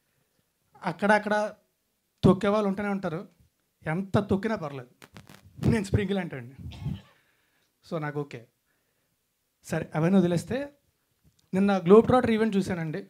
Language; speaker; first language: Telugu; native; Telugu